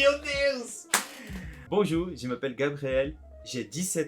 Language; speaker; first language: French; non-native, learner; Portuguese